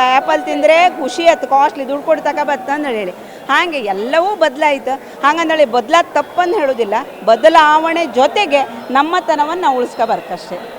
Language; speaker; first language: Kannada; native; Kannada